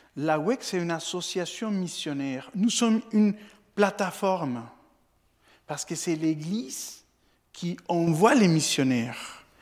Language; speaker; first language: French; non-native, fluent; Spanish